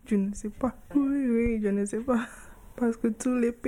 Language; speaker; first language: French; non-native, learner; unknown